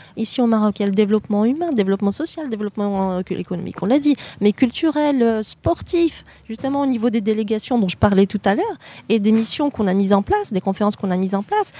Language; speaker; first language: French; native; French